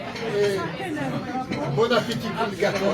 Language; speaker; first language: French; non-native, local second language; Kabyle